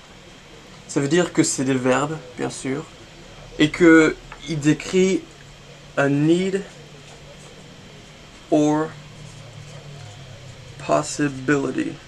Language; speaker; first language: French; non-native, fluent; English